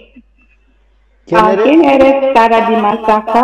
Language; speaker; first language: Spanish; non-native, learner; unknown